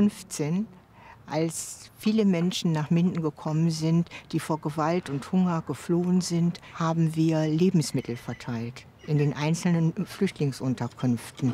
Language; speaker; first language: German; native; German